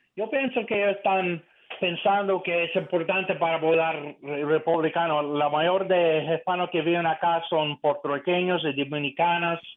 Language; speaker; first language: Spanish; early bilingual, heritage; English